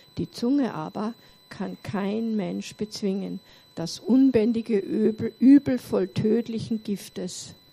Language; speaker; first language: German; native; German